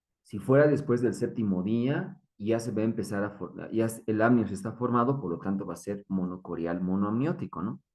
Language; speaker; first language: Spanish; native; Spanish